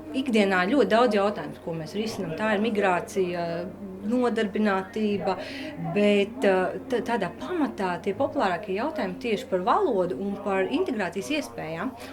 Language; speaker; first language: Latvian; native; Latvian